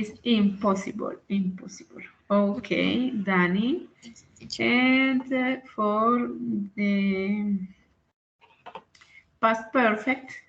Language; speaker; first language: English; non-native, learner; Spanish